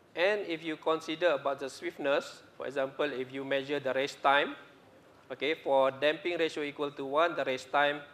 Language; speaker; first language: English; non-native, local second language; Malay